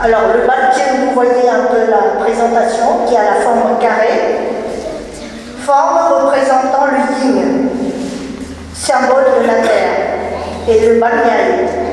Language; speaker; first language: French; non-native, fluent; Vietnamese